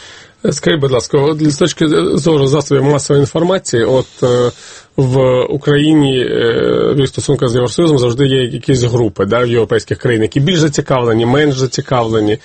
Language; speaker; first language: Ukrainian; native; Ukrainian